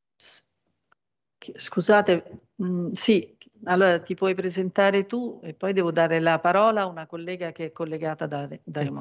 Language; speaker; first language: Italian; native; Italian